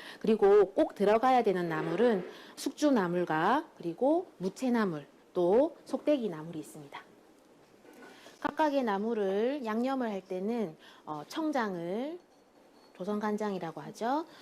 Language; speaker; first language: Korean; native; Korean